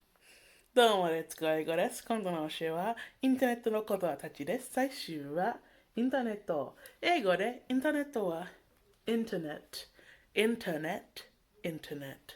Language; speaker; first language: Japanese; non-native, learner; English